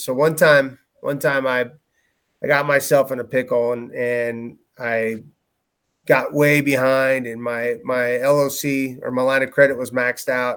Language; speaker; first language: English; native; English